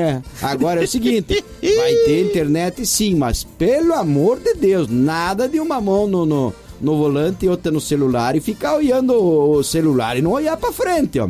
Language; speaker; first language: Portuguese; native; Portuguese